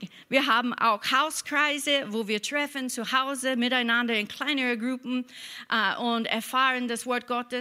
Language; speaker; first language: German; non-native, fluent; English